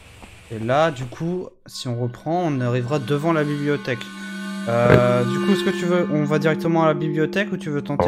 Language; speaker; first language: French; native; French